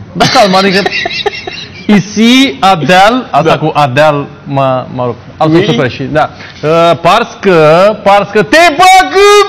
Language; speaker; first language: Romanian; native; Romanian